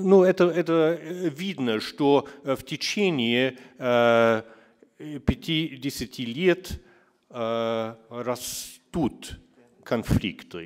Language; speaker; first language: Russian; non-native, fluent; German